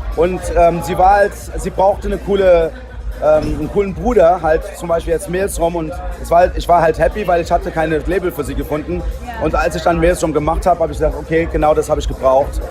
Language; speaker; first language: German; early bilingual, heritage; Portuguese